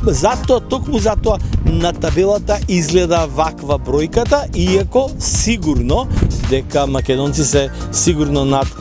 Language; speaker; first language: Macedonian; native; Macedonian